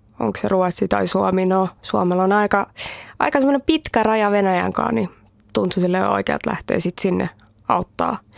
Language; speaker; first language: Finnish; early bilingual, heritage; Finnish